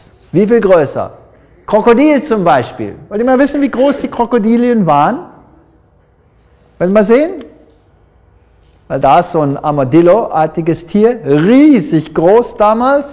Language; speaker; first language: German; non-native, fluent; English